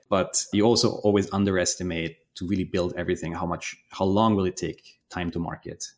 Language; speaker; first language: English; non-native, fluent; German